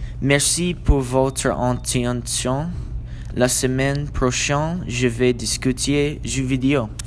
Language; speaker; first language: French; non-native, learner; English